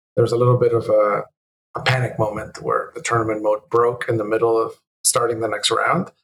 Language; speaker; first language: English; early bilingual, other home language; Spanish